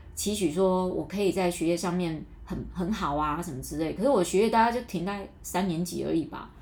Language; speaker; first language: Chinese; non-native, local second language; Min Nan Chinese